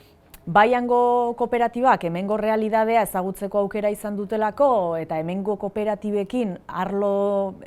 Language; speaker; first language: Basque; native; Basque